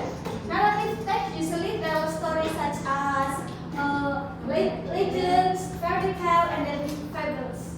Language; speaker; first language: English; non-native, learner; Indonesian